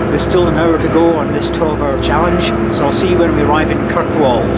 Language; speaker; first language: English; native; English